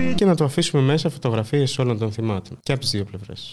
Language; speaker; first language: Greek; early bilingual, other home language; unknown